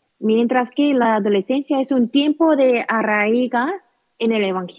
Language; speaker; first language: Spanish; non-native, learner; Korean